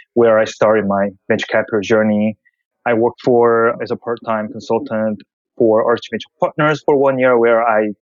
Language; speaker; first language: English; non-native, fluent; Korean